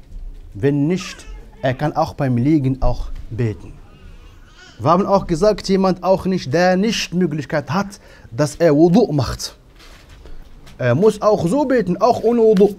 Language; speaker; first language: German; non-native, fluent; Arabic